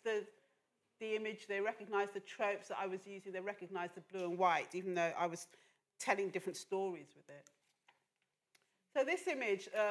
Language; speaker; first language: English; native; English